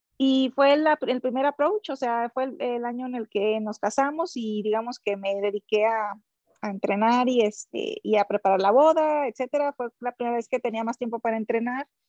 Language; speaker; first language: Spanish; native; Spanish